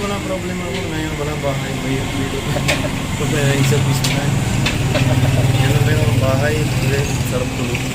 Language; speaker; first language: Filipino; non-native, learner; Punjabi